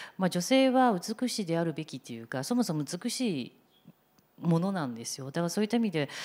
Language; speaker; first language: Japanese; non-native, fluent; Chinese